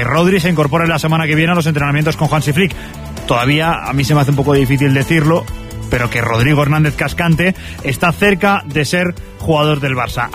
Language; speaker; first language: Spanish; native; Spanish